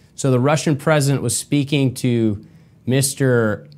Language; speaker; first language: English; native; English